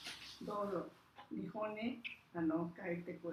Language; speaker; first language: Japanese; non-native, learner; Spanish